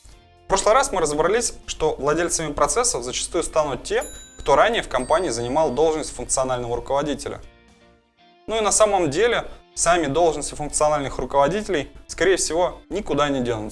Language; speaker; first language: Russian; native; Russian